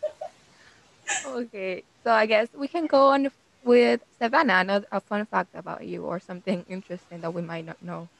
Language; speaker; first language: English; non-native, fluent; Spanish